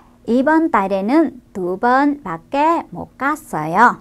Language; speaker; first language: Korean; non-native, fluent; Vietnamese